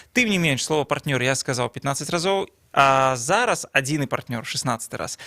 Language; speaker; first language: Belarusian; non-native, local second language; Russian